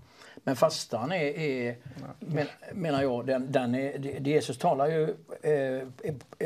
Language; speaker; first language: Swedish; native; Swedish